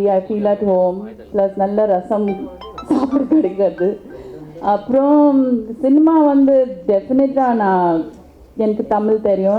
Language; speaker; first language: Tamil; non-native, local second language; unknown